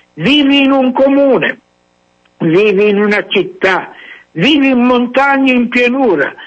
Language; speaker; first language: Italian; native; Italian